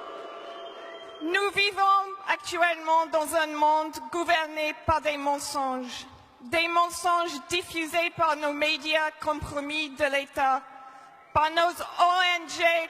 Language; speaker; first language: French; non-native, fluent; English